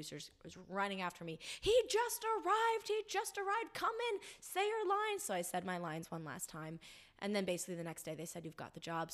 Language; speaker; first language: English; native; English